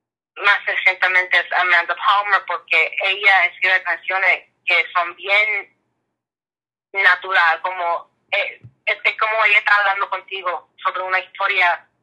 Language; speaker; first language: Spanish; early bilingual, heritage; English